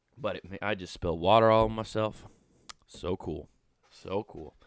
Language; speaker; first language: English; native; English